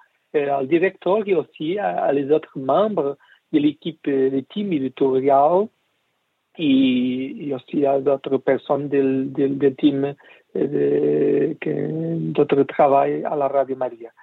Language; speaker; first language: French; non-native, learner; Portuguese